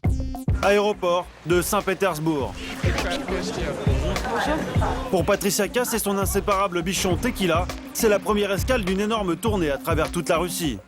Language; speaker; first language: French; native; French